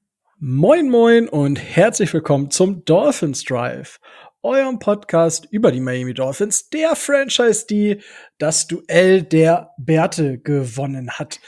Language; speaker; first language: German; native; German